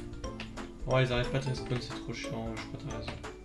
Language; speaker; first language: French; native; French